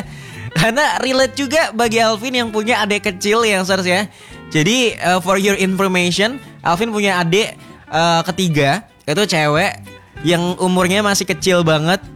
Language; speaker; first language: Indonesian; native; Indonesian